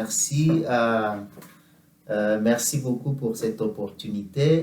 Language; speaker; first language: French; non-native, fluent; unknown